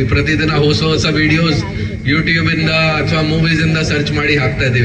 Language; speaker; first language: Kannada; non-native, learner; Hindi